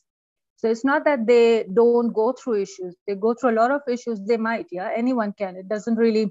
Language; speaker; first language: English; non-native, local second language; Urdu